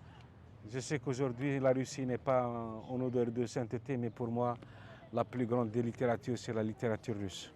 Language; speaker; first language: French; non-native, local second language; Arabic